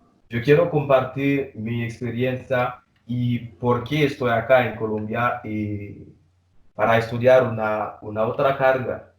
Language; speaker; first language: Spanish; non-native, learner; Haitian Creole